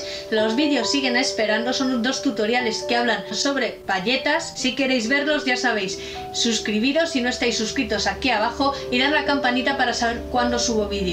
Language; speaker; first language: Spanish; native; Spanish